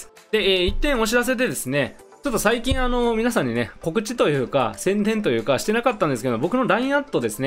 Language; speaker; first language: Japanese; native; Japanese